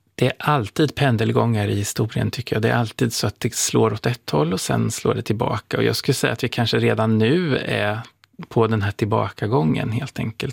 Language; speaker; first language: Swedish; native; Swedish